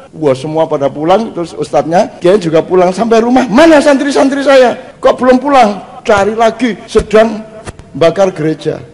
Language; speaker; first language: Indonesian; non-native, local second language; Javanese